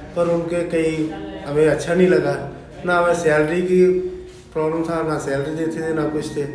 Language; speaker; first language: Hindi; non-native, local second language; Tamil